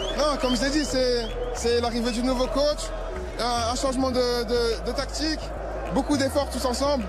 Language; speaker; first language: French; native; French